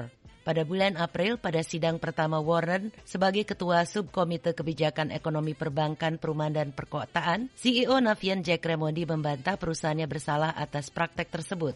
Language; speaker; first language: Indonesian; native; Indonesian